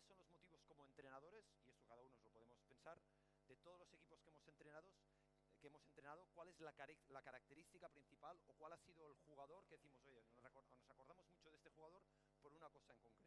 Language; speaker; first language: Spanish; native; Spanish